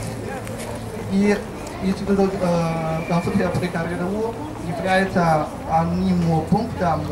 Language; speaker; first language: Russian; non-native, fluent; Chinese